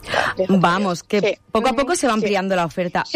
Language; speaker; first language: Spanish; native; Spanish